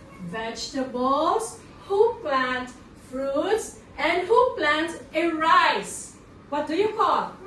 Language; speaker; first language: English; non-native, fluent; Filipino